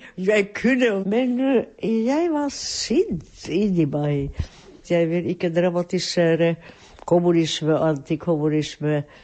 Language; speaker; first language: Norwegian; non-native, fluent; Czech